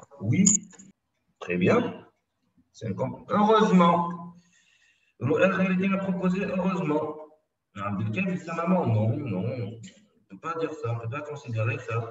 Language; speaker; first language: French; non-native, local second language; Arabic